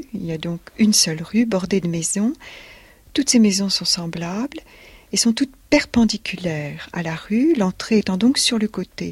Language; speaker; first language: French; native; French